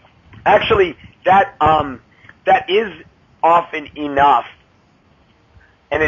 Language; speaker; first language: English; native; English